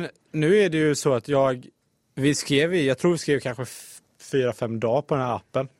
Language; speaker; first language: Swedish; native; Swedish